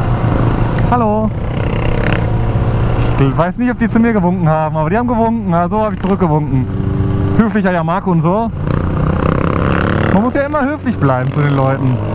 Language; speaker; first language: German; native; German